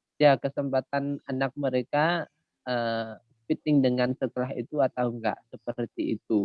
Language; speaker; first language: Indonesian; non-native, learner; Khmer